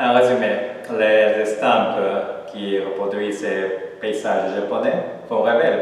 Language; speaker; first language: French; non-native, fluent; Japanese